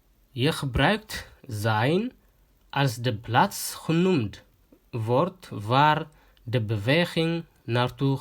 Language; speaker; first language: Dutch; non-native, fluent; Tigrinya